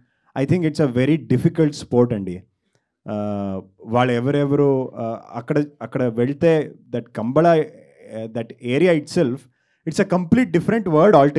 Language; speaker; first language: Telugu; non-native, learner; Kannada